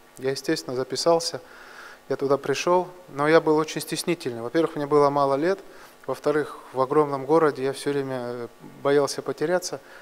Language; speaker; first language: Russian; non-native, local second language; Georgian